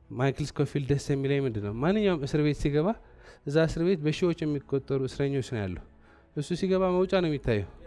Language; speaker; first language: Amharic; non-native, local second language; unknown